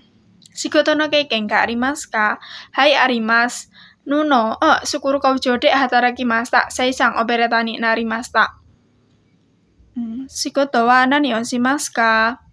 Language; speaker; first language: Japanese; non-native, learner; Indonesian